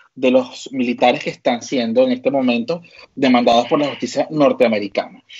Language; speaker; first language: Spanish; native; Spanish